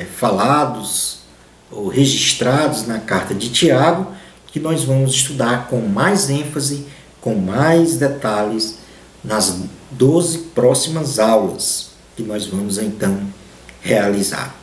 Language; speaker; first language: Portuguese; native; Portuguese